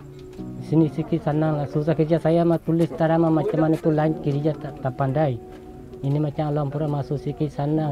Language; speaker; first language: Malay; non-native, learner; Rohingya